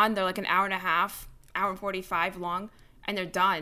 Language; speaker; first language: English; early bilingual, other home language; Ukrainian